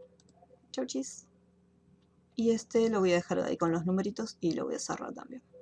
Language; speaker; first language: Spanish; native; Spanish